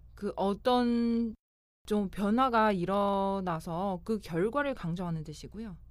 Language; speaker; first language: Korean; non-native, fluent; Chinese